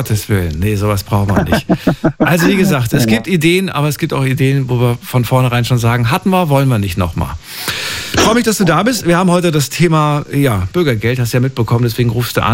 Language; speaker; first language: German; native; German